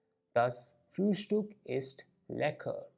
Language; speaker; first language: German; non-native, learner; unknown